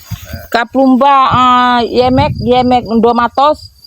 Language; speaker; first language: Turkish; non-native, learner; Indonesian